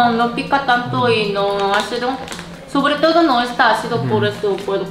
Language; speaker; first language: Spanish; non-native, learner; Korean